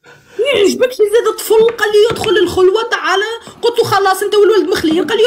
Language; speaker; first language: Arabic; native; Arabic